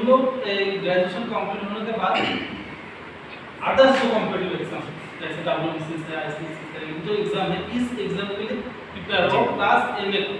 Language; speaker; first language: Hindi; non-native, local second language; Bangla